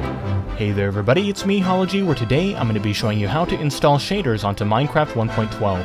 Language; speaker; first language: English; native; English